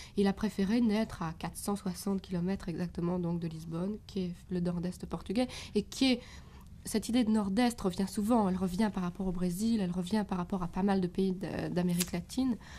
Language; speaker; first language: French; native; French